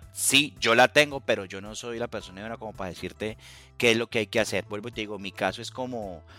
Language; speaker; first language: Spanish; native; Spanish